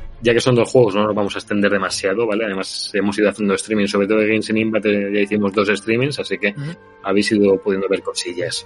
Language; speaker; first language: Spanish; native; Spanish